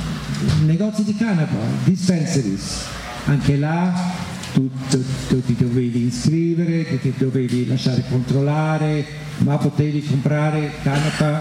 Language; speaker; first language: Italian; non-native, fluent; German